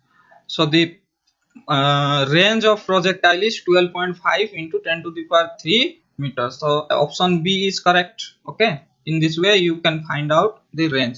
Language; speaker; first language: English; non-native, local second language; Hindi